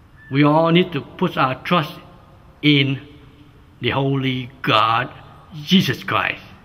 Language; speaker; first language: English; non-native, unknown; Vietnamese